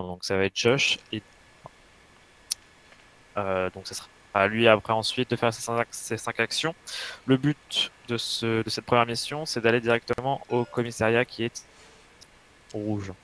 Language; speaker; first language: French; native; French